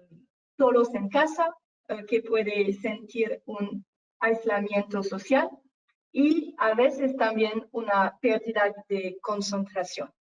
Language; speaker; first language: Spanish; non-native, fluent; French